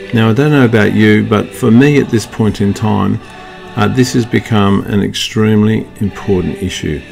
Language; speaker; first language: English; native; English